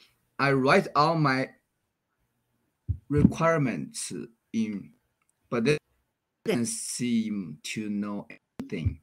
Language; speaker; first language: English; non-native, learner; Chinese